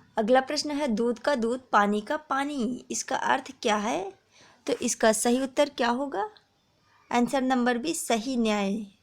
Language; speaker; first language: Hindi; native; Hindi